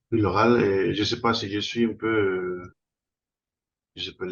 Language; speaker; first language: French; non-native, fluent; Spanish